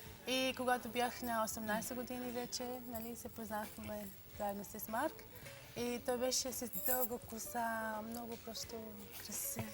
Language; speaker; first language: Bulgarian; non-native, learner; English